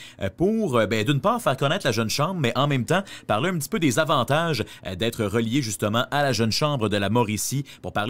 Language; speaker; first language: French; native; French